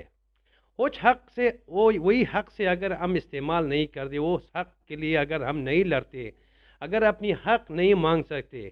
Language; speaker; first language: Hindi; non-native, learner; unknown